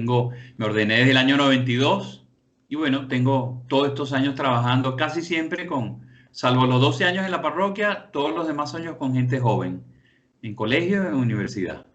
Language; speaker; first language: Spanish; native; Spanish